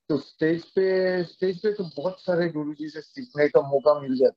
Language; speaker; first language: Hindi; non-native, fluent; Japanese